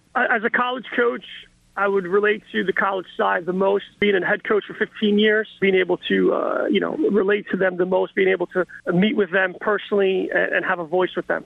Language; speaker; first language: English; native; English